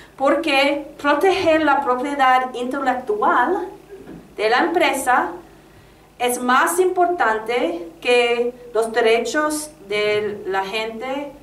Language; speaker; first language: Spanish; non-native, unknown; English